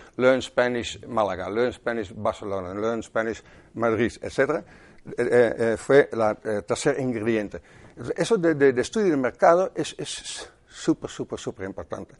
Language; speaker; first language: Spanish; non-native, fluent; Dutch